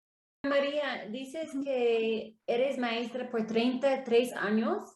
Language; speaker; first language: Spanish; non-native, learner; English